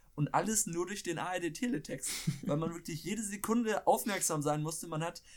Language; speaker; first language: German; native; German